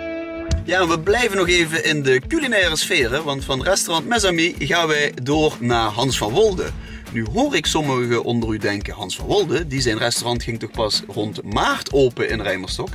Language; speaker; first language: Dutch; native; Dutch